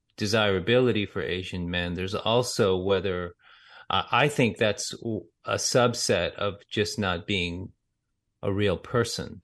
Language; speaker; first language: English; native; English